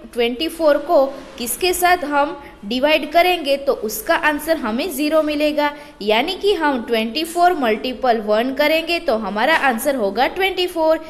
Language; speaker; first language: Hindi; non-native, local second language; Gujarati